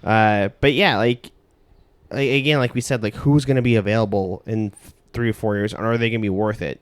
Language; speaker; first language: English; native; English